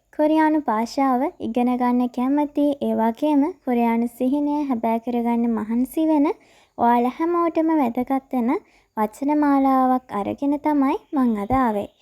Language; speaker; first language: Sinhala; native; Sinhala